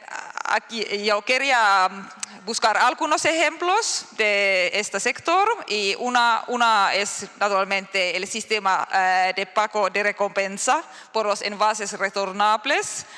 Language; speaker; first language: Spanish; non-native, learner; Finnish